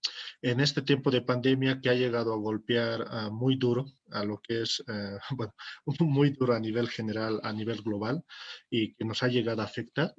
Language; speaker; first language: Spanish; native; Spanish